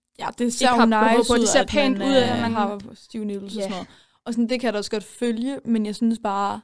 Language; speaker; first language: Danish; native; Danish